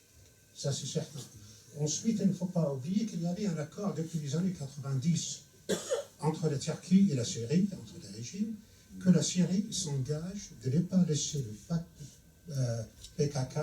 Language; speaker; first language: French; non-native, fluent; Arabic